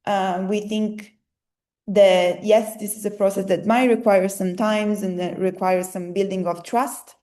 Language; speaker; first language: English; non-native, fluent; Italian